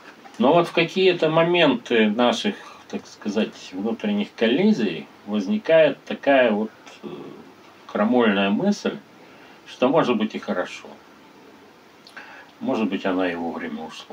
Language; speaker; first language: Russian; native; Russian